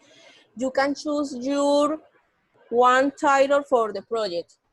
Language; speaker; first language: English; non-native, learner; Spanish